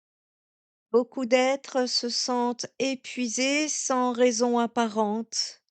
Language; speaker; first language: French; native; French